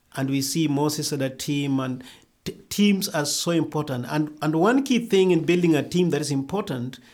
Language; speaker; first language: English; non-native, local second language; Luo (Kenya and Tanzania)